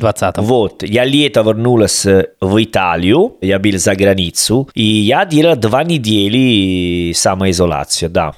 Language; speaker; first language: Russian; non-native, learner; Italian